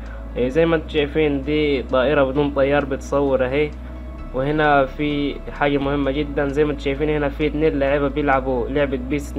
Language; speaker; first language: Arabic; native; Arabic